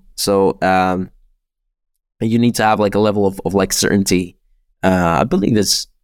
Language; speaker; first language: English; non-native, fluent; Czech